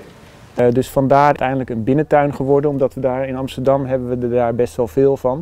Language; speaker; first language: Dutch; native; Dutch